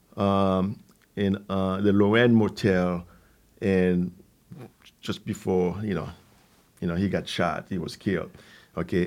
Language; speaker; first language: English; non-native, fluent; Haitian Creole